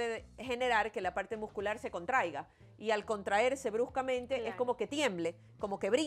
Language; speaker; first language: Spanish; native; Spanish